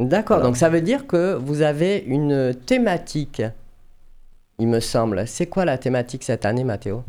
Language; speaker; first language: French; native; French